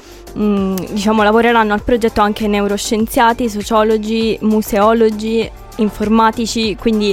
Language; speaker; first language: Italian; native; Italian